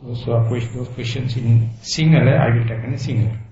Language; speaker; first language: English; non-native, local second language; Sinhala